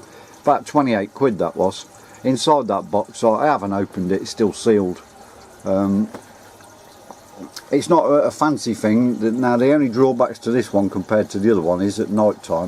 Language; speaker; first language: English; native; English